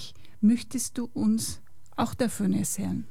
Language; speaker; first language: German; non-native, learner; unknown